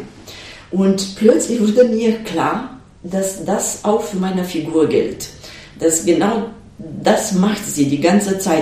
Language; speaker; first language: German; non-native, fluent; Romanian